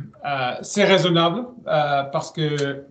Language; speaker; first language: French; non-native, learner; German